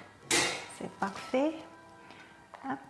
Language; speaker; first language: French; non-native, learner; Thai